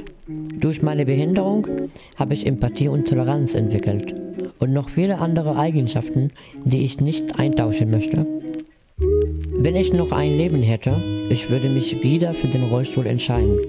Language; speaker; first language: German; non-native, fluent; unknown